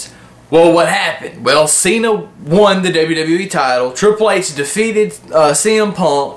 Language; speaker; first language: English; native; English